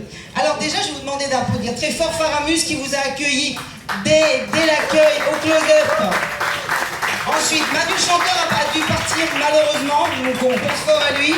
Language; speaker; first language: French; native; French